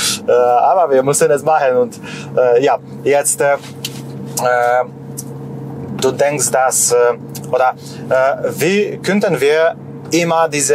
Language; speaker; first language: German; non-native, learner; Polish